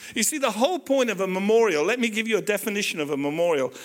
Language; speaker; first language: English; native; English